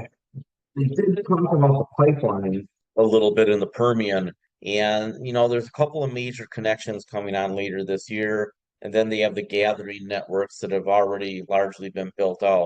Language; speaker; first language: English; native; English